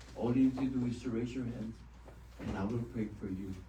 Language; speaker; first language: English; non-native, local second language; Filipino